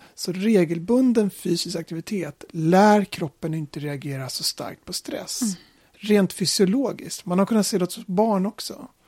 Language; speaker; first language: Swedish; native; Swedish